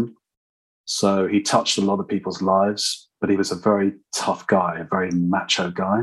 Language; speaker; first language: English; native; English